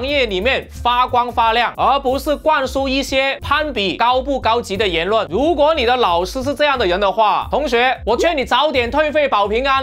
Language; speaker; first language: Chinese; non-native, local second language; Cantonese